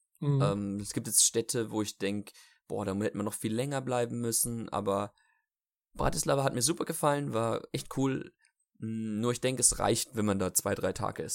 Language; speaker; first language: German; native; German